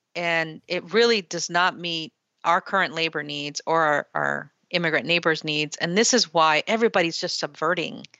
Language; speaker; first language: English; early bilingual, other home language; Spanish